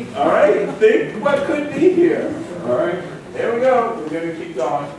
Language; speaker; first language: English; native; English